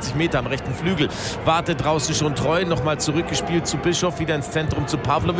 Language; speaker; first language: German; native; German